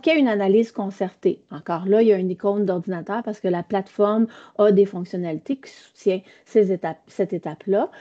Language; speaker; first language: French; native; French